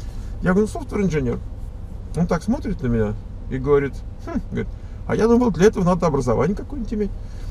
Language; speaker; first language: Russian; native; Russian